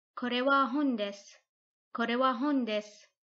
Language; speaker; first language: Japanese; non-native, learner; Arabic